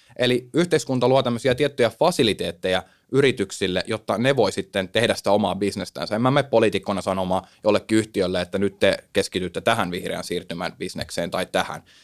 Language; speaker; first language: Finnish; native; Finnish